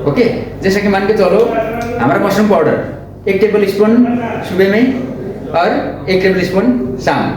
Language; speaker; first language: Hindi; non-native, local second language; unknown